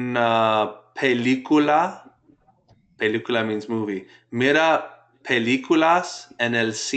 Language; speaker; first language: Spanish; non-native, fluent; English